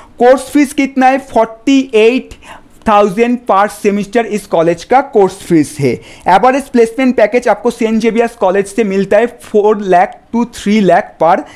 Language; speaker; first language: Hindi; non-native, local second language; Bangla